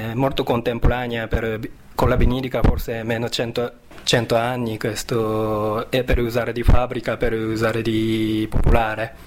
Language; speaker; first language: Italian; non-native, learner; Japanese